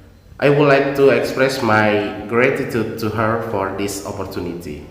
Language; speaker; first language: English; non-native, fluent; Indonesian